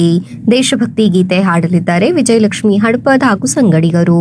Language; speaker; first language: Kannada; native; Kannada